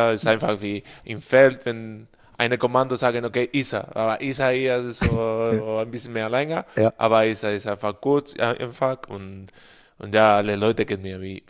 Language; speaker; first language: German; non-native, learner; Spanish